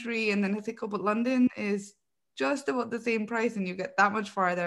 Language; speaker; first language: English; native; English